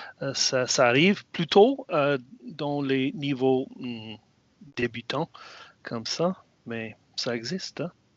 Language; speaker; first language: French; non-native, fluent; English